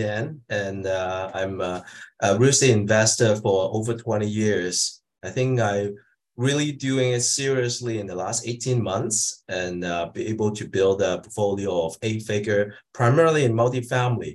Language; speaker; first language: English; non-native, local second language; Cantonese